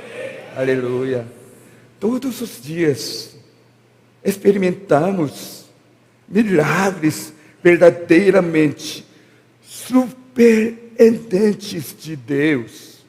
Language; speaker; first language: Portuguese; non-native, learner; Korean